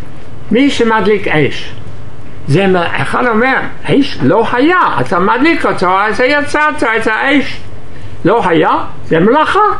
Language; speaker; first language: Hebrew; non-native, fluent; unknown